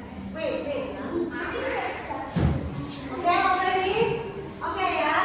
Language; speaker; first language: English; non-native, learner; Indonesian